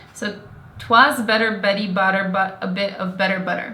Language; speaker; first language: English; native; English